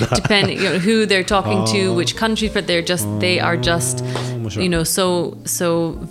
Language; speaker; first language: English; native; English